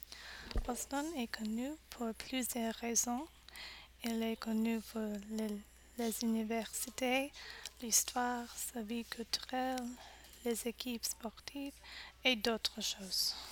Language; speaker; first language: French; non-native, learner; English